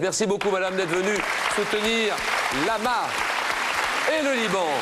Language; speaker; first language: French; native; French